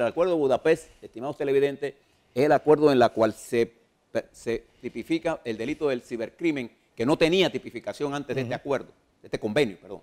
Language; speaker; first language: Spanish; native; Spanish